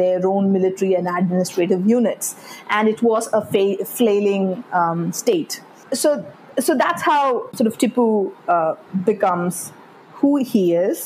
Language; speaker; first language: English; non-native, local second language; Malayalam